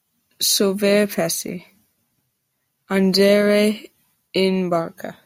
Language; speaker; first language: Italian; non-native, learner; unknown